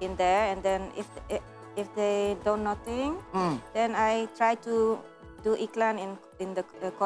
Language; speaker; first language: English; non-native, learner; Dutch